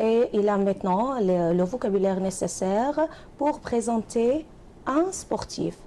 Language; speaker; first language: French; non-native, fluent; Arabic